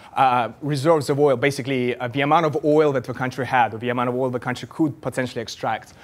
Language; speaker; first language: English; non-native, fluent; Russian